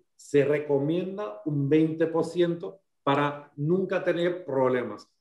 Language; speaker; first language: Spanish; non-native, fluent; German